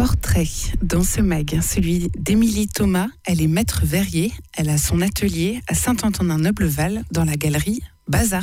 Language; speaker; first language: French; native; French